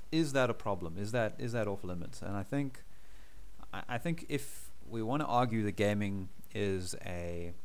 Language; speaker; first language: English; native; English